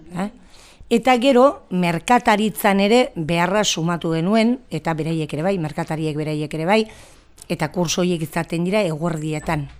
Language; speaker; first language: Basque; native; Basque